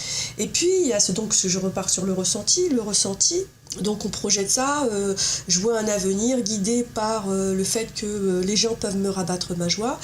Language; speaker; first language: French; native; French